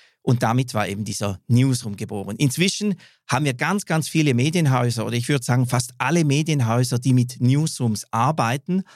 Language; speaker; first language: German; native; German